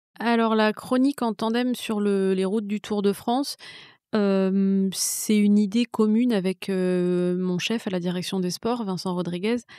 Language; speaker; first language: French; native; French